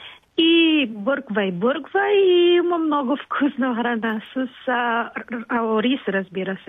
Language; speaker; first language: Bulgarian; non-native, learner; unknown